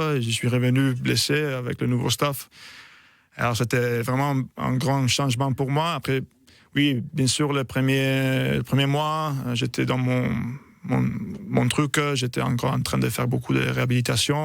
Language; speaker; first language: French; non-native, fluent; Italian